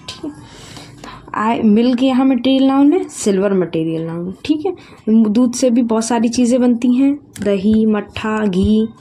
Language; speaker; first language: Hindi; native; Hindi